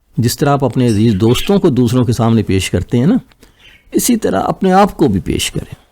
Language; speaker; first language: Urdu; non-native, local second language; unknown